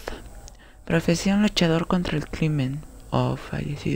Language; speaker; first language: Spanish; native; Spanish